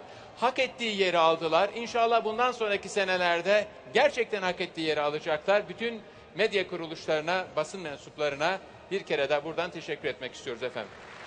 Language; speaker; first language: Turkish; native; Turkish